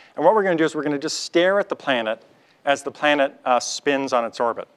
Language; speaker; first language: English; native; English